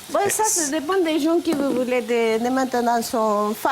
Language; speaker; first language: French; non-native, learner; Spanish